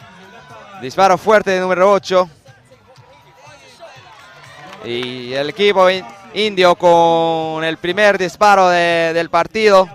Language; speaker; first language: Spanish; non-native, fluent; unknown